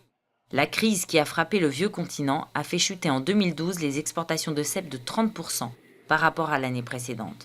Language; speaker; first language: French; native; French